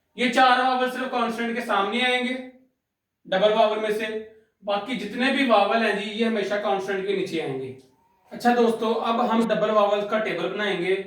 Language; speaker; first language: Urdu; non-native, local second language; Punjabi